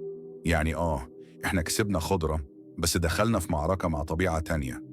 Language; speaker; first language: Arabic; native; Arabic